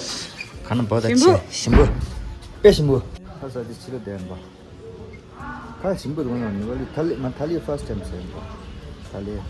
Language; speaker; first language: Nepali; non-native, local second language; Tibetan